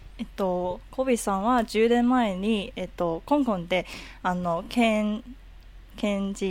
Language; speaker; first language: Japanese; non-native, learner; Cantonese